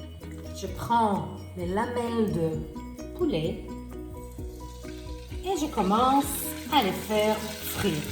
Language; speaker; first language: French; non-native, fluent; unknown